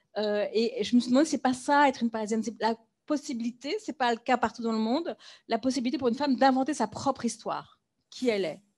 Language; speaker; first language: French; native; French